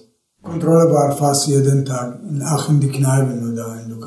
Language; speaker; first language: German; non-native, fluent; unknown